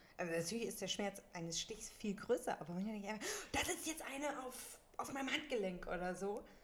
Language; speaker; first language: German; native; German